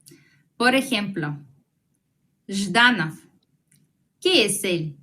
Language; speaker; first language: Spanish; non-native, fluent; Russian